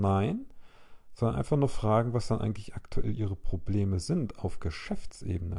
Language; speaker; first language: German; native; German